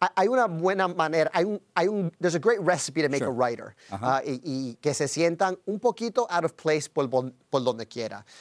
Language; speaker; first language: Spanish; early bilingual, heritage; Spanish